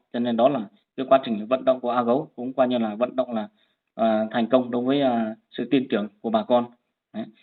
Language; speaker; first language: Vietnamese; non-native, local second language; Hmong